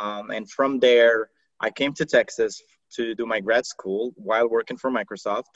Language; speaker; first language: English; non-native, fluent; Arabic